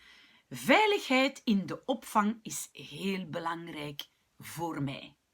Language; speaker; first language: Dutch; non-native, local second language; French